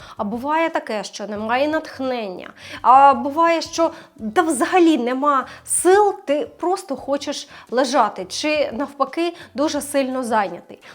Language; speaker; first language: Ukrainian; non-native, local second language; Russian